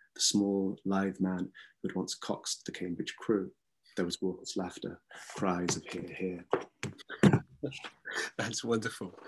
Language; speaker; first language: English; native; English